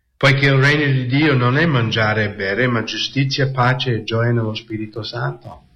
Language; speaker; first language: Italian; non-native, fluent; English